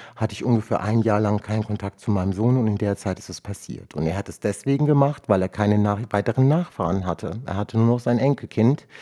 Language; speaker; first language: German; non-native, local second language; Romany